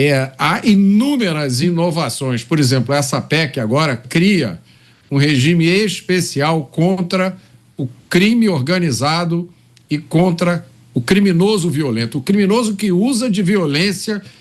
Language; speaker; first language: Portuguese; native; Portuguese